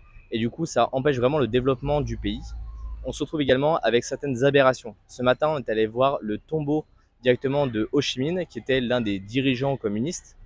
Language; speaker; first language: French; native; French